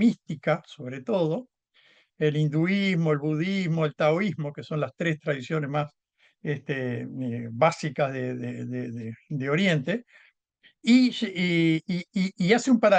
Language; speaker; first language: Spanish; native; Spanish